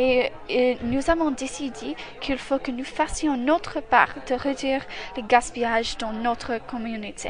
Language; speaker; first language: French; non-native, learner; English